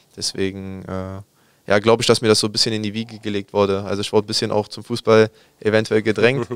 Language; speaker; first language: German; native; German